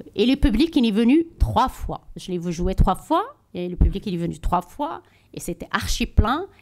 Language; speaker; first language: French; non-native, local second language; Tachelhit